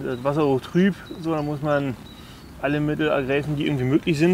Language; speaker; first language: German; native; German